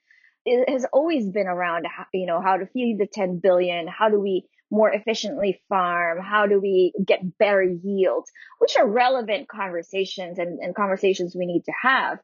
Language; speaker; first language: English; non-native, local second language; Filipino